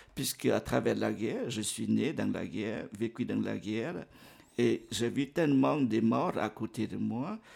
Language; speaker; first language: French; non-native, fluent; Vietnamese